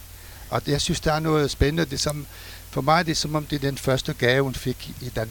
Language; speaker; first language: Danish; non-native, fluent; French